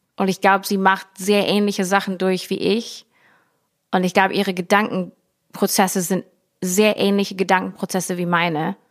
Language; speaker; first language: German; early bilingual, heritage; English